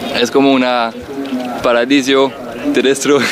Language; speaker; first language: Spanish; non-native, learner; French